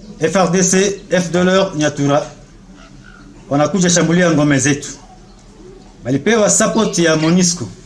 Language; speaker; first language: Swahili; non-native, local second language; Kinyarwanda